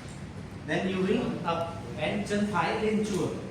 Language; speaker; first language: Vietnamese; non-native, learner; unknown